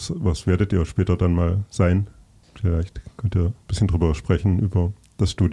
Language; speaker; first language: German; native; German